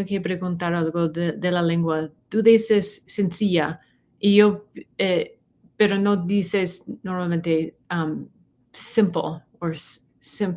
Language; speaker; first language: Spanish; non-native, learner; English